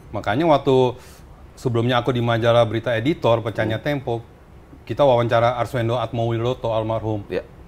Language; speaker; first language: Indonesian; native; Indonesian